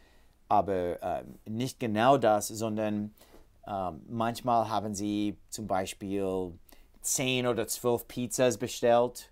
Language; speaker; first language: German; non-native, learner; English